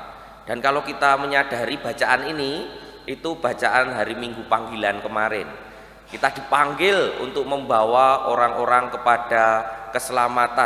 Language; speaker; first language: Indonesian; non-native, local second language; Javanese